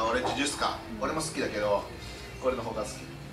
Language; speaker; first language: Japanese; non-native, fluent; Indonesian